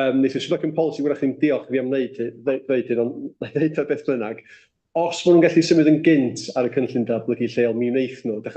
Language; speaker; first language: Welsh; native; Welsh